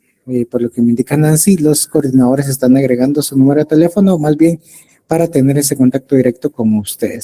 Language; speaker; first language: Spanish; native; Spanish